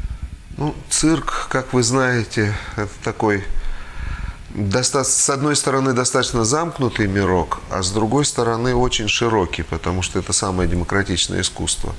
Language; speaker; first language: Russian; native; Russian